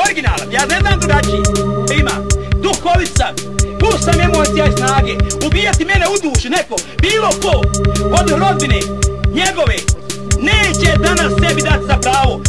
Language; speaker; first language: Serbian; native; Serbian